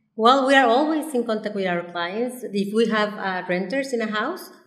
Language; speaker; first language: English; non-native, fluent; Spanish